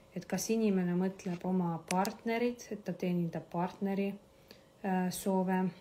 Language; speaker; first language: Estonian; non-native, local second language; Russian